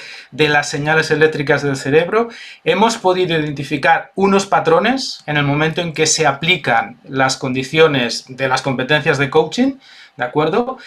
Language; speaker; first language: Spanish; native; Spanish